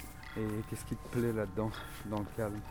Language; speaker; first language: French; native; French